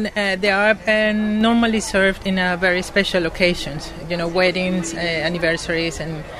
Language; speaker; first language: English; non-native, fluent; Spanish